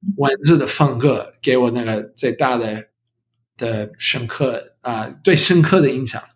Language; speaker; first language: Chinese; non-native, learner; English